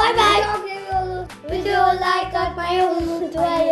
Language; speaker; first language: Turkish; early bilingual, heritage; Turkish